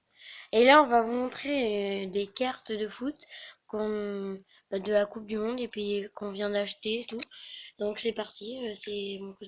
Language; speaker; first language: French; native; French